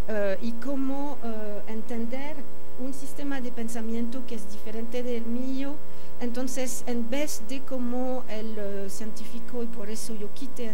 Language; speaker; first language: Spanish; non-native, fluent; French